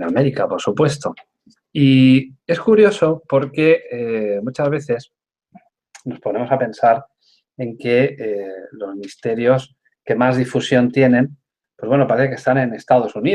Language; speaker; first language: Spanish; native; Spanish